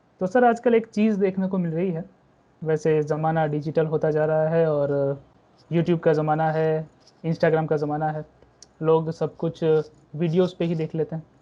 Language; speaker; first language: Hindi; non-native, local second language; Gujarati